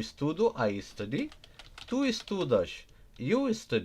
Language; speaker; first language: Portuguese; non-native, learner; Nepali